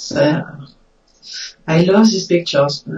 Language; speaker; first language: English; non-native, learner; French